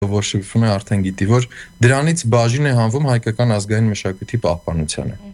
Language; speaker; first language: Armenian; native; Armenian